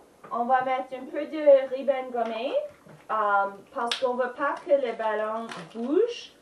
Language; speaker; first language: French; non-native, learner; English